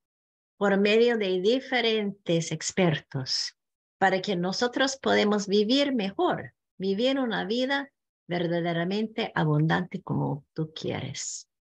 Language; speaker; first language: Spanish; non-native, fluent; English